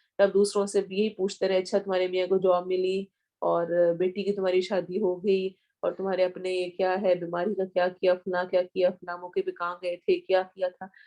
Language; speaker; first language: Urdu; native; Urdu